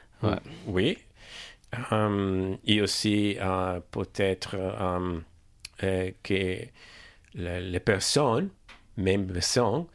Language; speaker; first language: French; non-native, learner; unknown